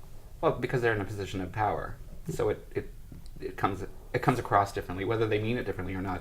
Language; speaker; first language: English; native; English